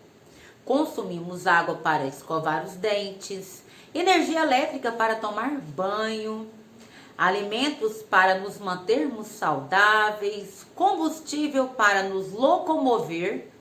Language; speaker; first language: Portuguese; native; Portuguese